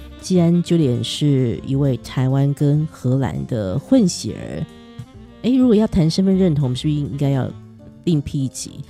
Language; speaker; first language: Chinese; native; Chinese